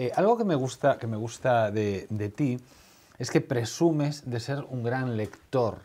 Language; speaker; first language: Spanish; native; Spanish